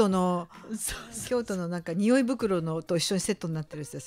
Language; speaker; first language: Japanese; native; Japanese